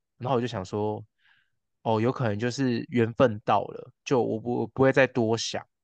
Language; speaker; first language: Chinese; native; Chinese